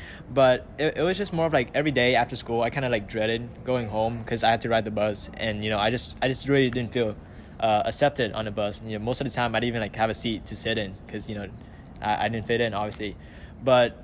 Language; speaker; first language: English; early bilingual, other home language; Vietnamese